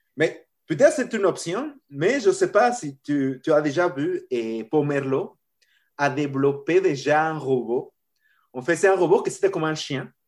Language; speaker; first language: French; non-native, fluent; Spanish